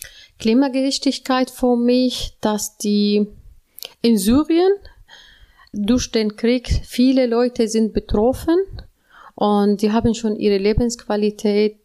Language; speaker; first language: German; non-native, learner; Arabic